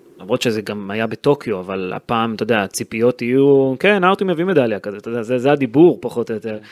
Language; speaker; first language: Hebrew; native; Hebrew